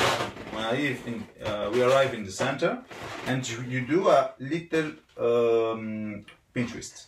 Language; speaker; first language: English; non-native, learner; Italian